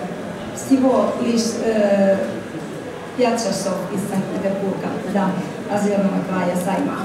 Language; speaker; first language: Russian; non-native, fluent; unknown